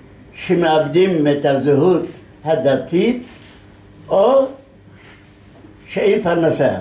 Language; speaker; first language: Hebrew; non-native, fluent; Yiddish